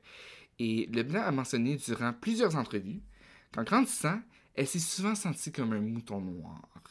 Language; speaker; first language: French; native; French